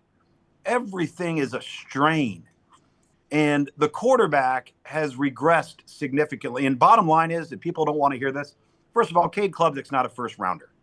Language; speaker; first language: English; native; English